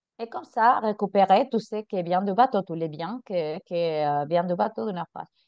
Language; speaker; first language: French; non-native, fluent; Spanish